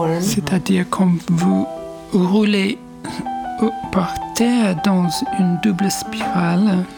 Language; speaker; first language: French; non-native, fluent; English